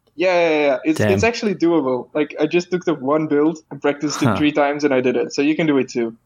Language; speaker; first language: English; non-native, fluent; Dutch